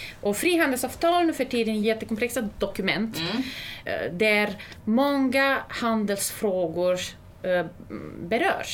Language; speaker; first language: Swedish; non-native, fluent; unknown